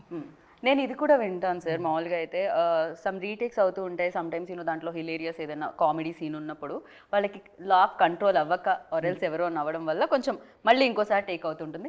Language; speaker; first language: Telugu; native; Telugu